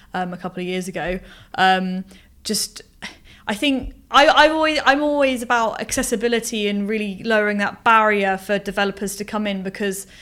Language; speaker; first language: English; native; English